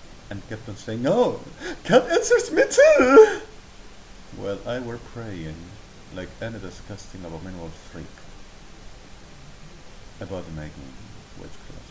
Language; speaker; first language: English; non-native, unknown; Spanish